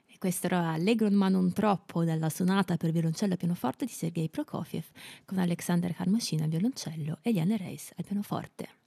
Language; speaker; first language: Italian; native; Italian